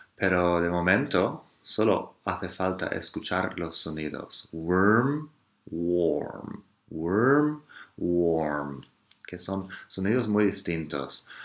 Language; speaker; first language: Spanish; non-native, fluent; English